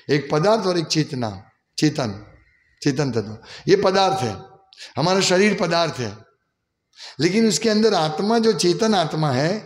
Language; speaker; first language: Hindi; non-native, local second language; Gujarati